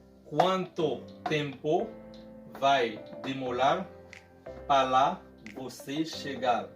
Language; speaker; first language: Portuguese; non-native, fluent; Haitian Creole